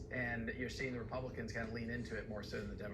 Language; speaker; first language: English; native; English